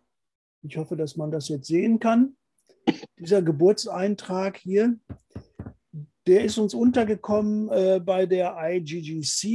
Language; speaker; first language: German; native; German